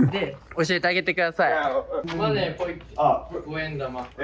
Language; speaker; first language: Japanese; native; Japanese